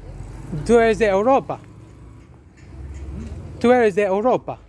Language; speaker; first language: Spanish; non-native, learner; English